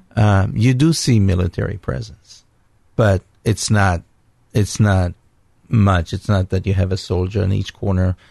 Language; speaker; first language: English; non-native, fluent; Hebrew